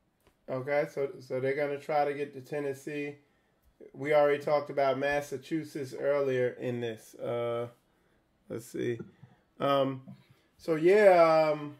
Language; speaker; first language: English; native; English